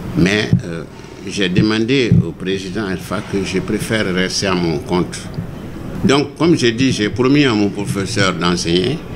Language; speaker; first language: French; non-native, local second language; Bambara